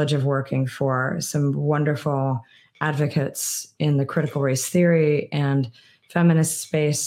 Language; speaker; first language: English; native; English